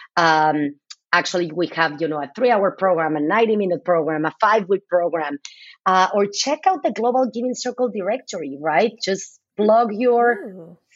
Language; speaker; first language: English; non-native, fluent; Spanish